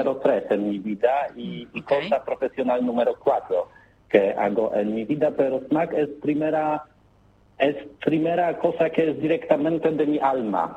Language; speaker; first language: Spanish; non-native, learner; Polish